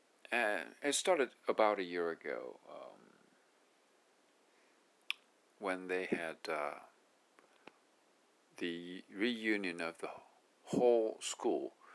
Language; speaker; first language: English; non-native, fluent; Japanese